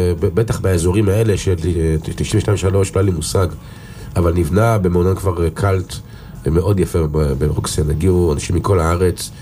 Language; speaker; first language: Hebrew; native; Hebrew